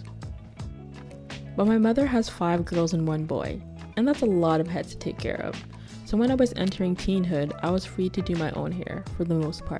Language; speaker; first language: English; native; English